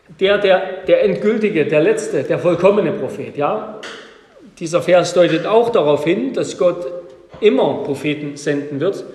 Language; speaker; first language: German; native; German